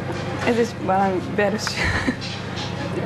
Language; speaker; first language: Hungarian; non-native, fluent; Japanese